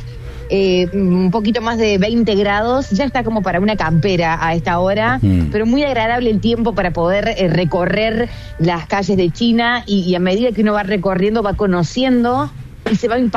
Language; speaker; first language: Spanish; native; Spanish